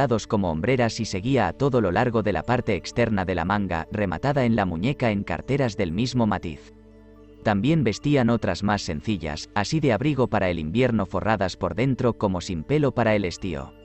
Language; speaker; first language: Spanish; native; Spanish